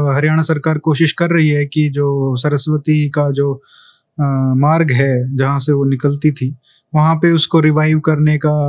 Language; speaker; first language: Hindi; native; Hindi